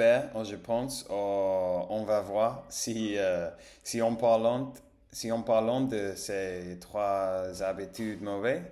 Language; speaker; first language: French; non-native, fluent; Spanish